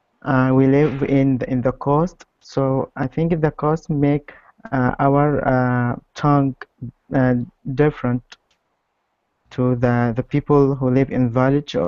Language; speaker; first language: English; non-native, learner; Arabic